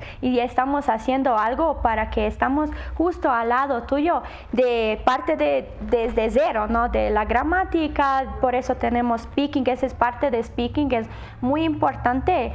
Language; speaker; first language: Spanish; non-native, learner; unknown